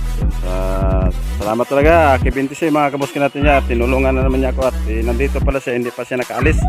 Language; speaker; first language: Filipino; non-native, local second language; Cebuano